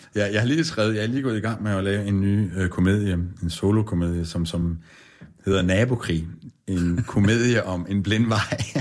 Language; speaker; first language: Danish; non-native, fluent; Persian